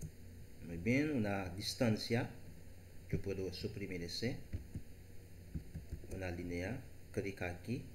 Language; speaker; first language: Spanish; non-native, learner; Haitian Creole